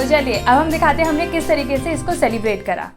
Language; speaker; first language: Hindi; native; Hindi